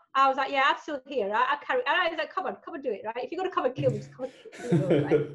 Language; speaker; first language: English; early bilingual, other home language; Hindi